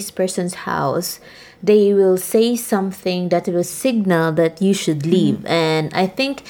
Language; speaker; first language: English; non-native, local second language; Cebuano